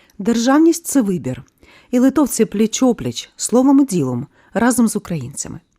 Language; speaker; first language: Ukrainian; native; Ukrainian